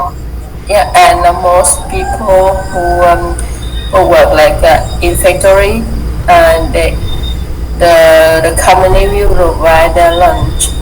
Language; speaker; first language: English; non-native, learner; Vietnamese